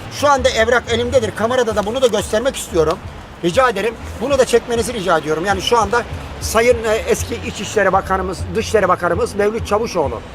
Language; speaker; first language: Turkish; native; Turkish